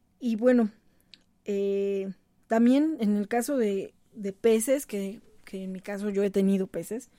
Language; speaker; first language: Spanish; native; Spanish